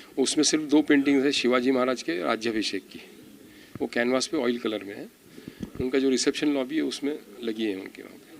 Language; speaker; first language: Hindi; non-native, local second language; Marathi